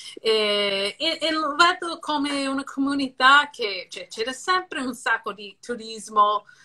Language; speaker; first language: Italian; non-native, fluent; English